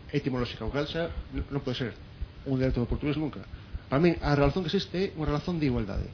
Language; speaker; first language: Galician; non-native, local second language; Spanish